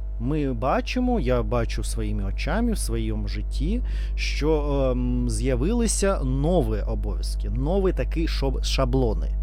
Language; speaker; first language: Ukrainian; non-native, learner; Russian